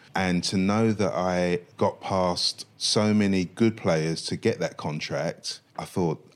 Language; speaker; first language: English; native; English